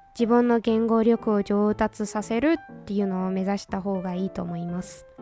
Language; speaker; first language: Japanese; non-native, fluent; Burmese